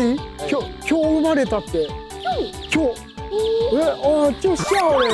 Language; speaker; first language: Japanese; native; Japanese